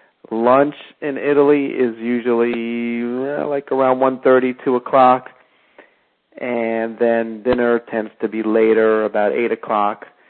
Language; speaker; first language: English; native; English